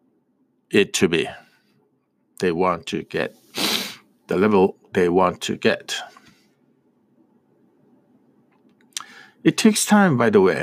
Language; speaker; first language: English; non-native, fluent; Japanese